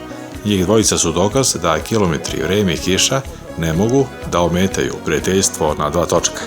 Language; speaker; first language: Serbian; native; Serbian